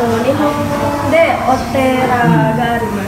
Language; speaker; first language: Japanese; non-native, learner; Indonesian